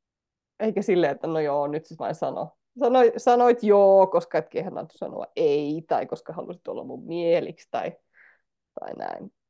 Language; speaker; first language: Finnish; native; Finnish